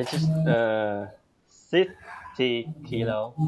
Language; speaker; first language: English; non-native, learner; Vietnamese